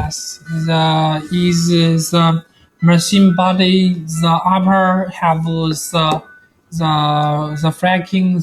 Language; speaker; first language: English; non-native, learner; Chinese